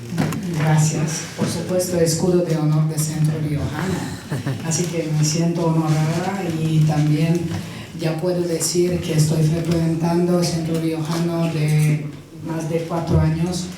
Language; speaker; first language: Spanish; non-native, fluent; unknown